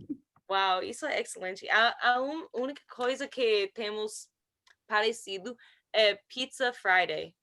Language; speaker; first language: Portuguese; non-native, learner; English